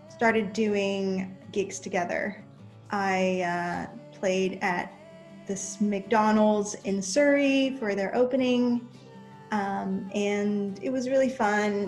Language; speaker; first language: English; native; English